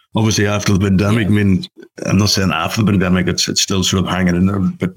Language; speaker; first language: English; native; English